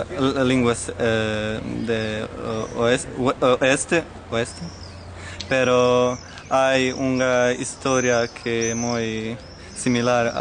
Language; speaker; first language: Spanish; non-native, learner; Croatian